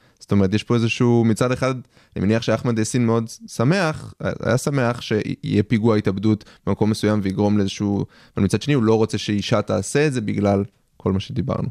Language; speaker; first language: Hebrew; native; Hebrew